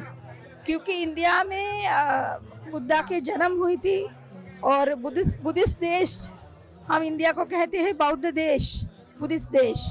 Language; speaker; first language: Hindi; non-native, fluent; Sinhala